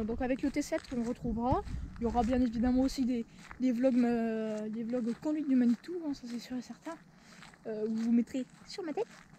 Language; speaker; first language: French; native; French